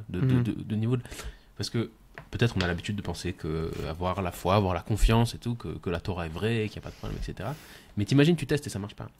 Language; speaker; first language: French; native; French